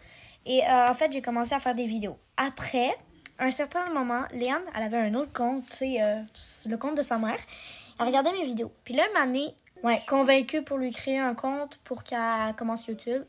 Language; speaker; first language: French; native; French